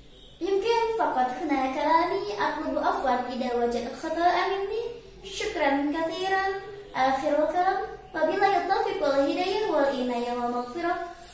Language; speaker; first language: Arabic; non-native, learner; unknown